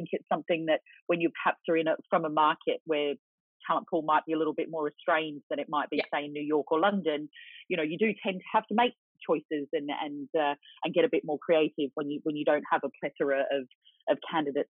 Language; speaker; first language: English; native; English